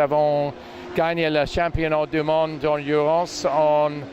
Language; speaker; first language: French; non-native, fluent; English